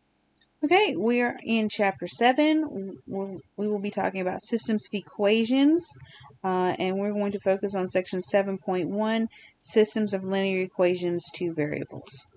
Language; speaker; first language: English; native; English